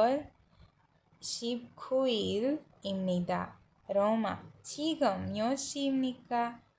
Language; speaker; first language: Korean; non-native, learner; Hindi